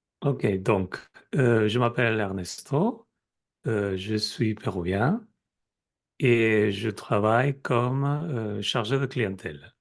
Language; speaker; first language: French; non-native, fluent; Spanish